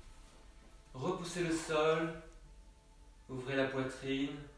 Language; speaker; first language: French; native; French